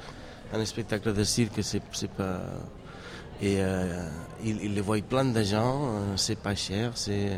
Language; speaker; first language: French; non-native, fluent; Catalan